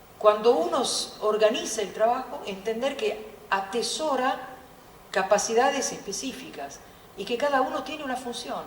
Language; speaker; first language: Spanish; non-native, fluent; Italian